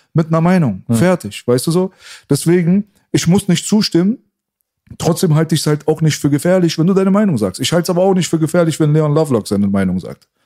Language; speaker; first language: German; native; German